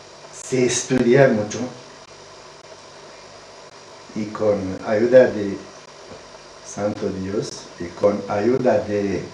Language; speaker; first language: Spanish; non-native, learner; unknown